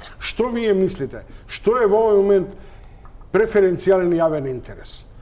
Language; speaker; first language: Macedonian; native; Macedonian